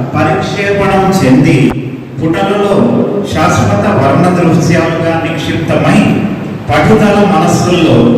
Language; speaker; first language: Telugu; native; Telugu